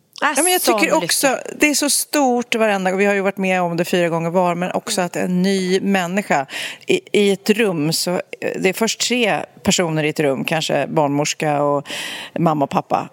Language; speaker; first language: Swedish; native; Swedish